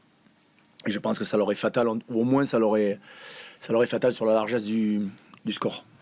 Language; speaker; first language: French; native; French